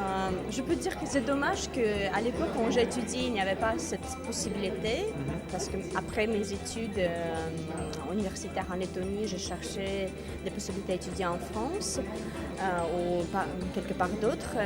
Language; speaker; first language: French; non-native, fluent; Latvian